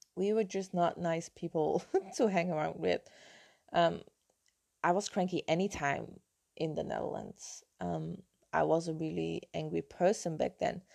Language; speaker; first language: English; non-native, fluent; Dutch